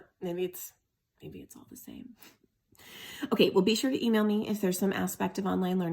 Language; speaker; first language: English; native; English